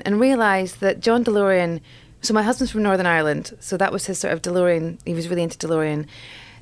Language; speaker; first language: English; native; English